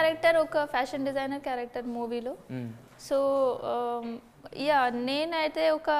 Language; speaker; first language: Telugu; non-native, fluent; Hindi